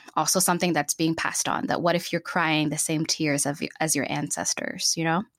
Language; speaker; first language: English; non-native, local second language; Filipino